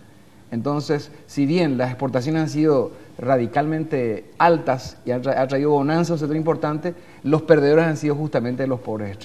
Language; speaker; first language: Spanish; native; Spanish